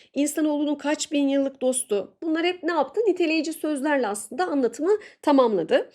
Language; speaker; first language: Turkish; native; Turkish